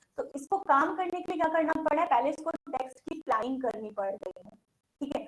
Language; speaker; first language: Hindi; native; Hindi